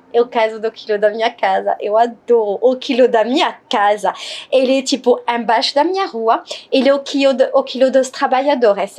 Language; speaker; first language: Portuguese; non-native, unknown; French